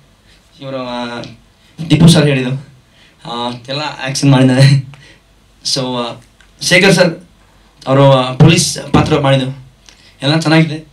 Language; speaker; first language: Kannada; non-native, learner; Hindi